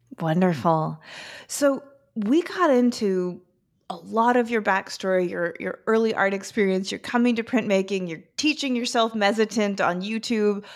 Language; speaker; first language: English; native; English